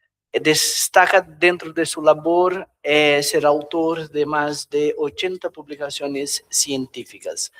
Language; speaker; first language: Spanish; non-native, fluent; Portuguese